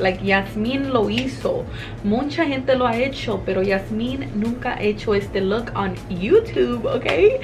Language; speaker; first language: Spanish; early bilingual, heritage; Spanish